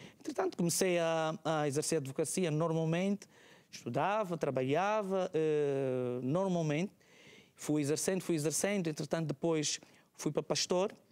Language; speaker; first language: Portuguese; native; Portuguese